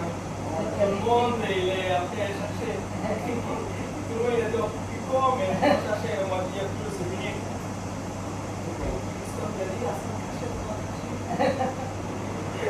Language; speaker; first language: French; non-native, learner; Bangla